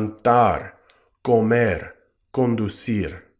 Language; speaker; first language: Spanish; non-native, fluent; English